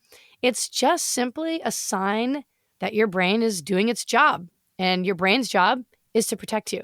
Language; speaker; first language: English; native; English